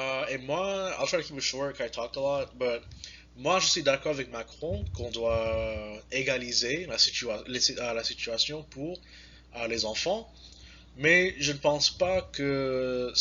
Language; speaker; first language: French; non-native, learner; English